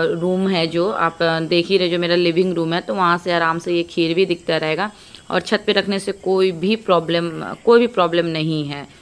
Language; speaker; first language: Hindi; native; Hindi